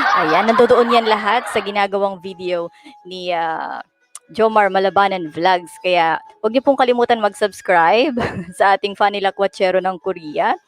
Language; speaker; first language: Filipino; native; Filipino